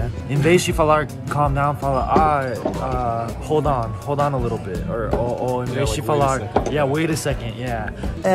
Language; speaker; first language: Portuguese; non-native, learner; English